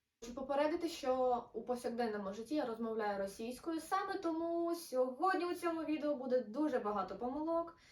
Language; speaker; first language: Ukrainian; non-native, local second language; Russian